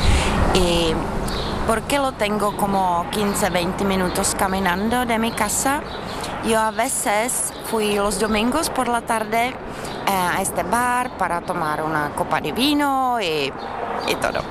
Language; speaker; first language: Spanish; non-native, fluent; Czech